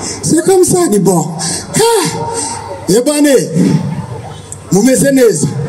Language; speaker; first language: French; non-native, local second language; Rundi